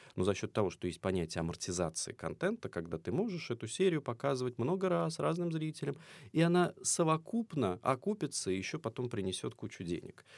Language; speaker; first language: Russian; native; Russian